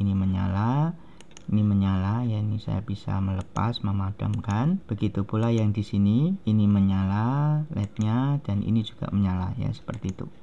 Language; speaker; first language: Indonesian; native; Indonesian